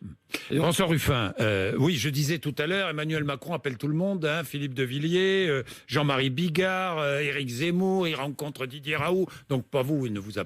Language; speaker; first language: French; native; French